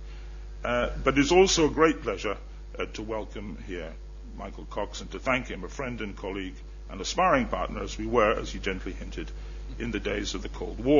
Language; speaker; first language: English; native; English